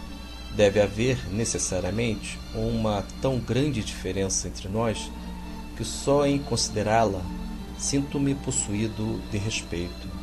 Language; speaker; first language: Portuguese; native; Portuguese